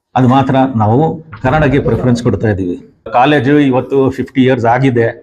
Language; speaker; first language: Kannada; non-native, local second language; Urdu